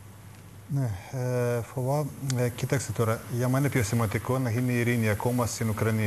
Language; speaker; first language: Greek; non-native, learner; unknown